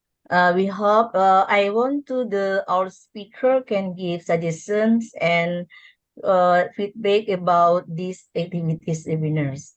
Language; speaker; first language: English; non-native, learner; Indonesian